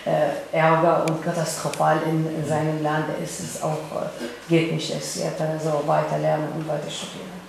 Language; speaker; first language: German; non-native, learner; Arabic